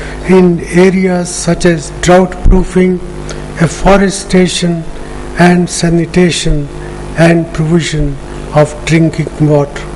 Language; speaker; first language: English; non-native, local second language; Punjabi